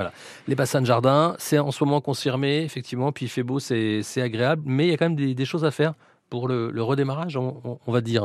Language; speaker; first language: French; native; French